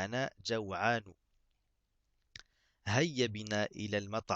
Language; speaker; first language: Arabic; non-native, fluent; French